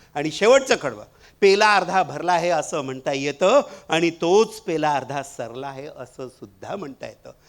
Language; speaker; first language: Marathi; non-native, local second language; Marwari